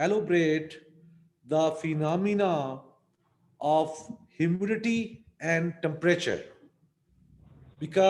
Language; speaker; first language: English; non-native, local second language; Urdu